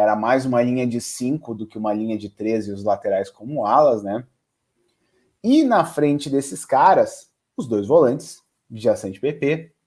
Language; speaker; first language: Portuguese; native; Portuguese